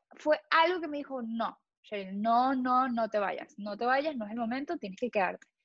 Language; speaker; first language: Spanish; native; Spanish